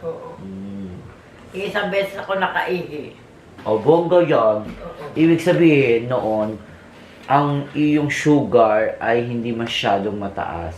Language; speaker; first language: Filipino; native; Filipino